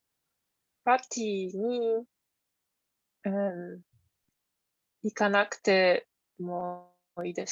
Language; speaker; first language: Japanese; non-native, learner; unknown